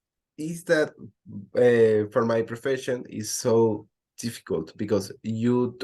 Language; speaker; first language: English; non-native, learner; Spanish